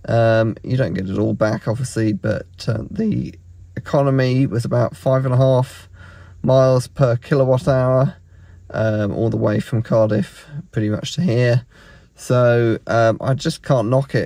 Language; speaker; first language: English; native; English